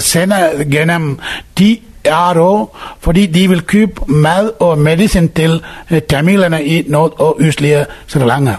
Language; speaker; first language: Danish; non-native, learner; Tamil